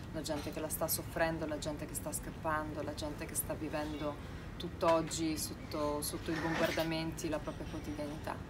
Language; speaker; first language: Italian; early bilingual, other home language; Russian